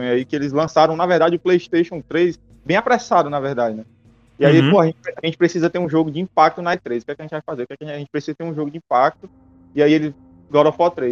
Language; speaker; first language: Portuguese; native; Portuguese